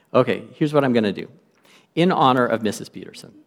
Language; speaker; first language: English; native; English